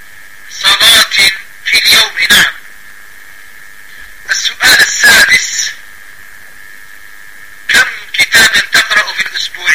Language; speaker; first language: Arabic; non-native, fluent; French